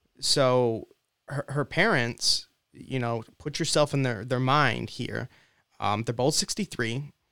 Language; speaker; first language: English; native; English